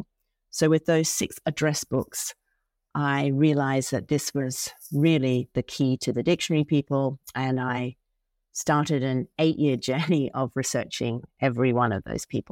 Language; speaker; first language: English; native; English